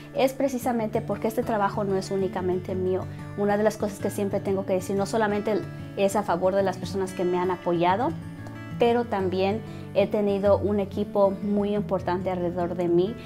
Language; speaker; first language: Spanish; early bilingual, heritage; Spanish